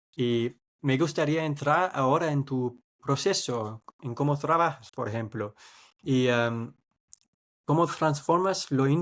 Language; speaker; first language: Spanish; non-native, fluent; English